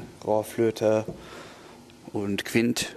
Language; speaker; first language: German; non-native, learner; English